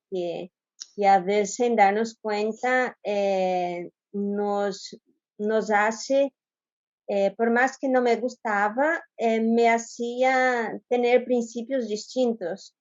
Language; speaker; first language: Spanish; non-native, fluent; Portuguese